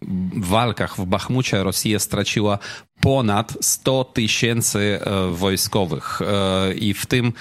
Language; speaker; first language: Polish; non-native, fluent; Ukrainian